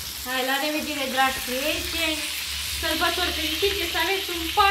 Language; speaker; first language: Romanian; native; Romanian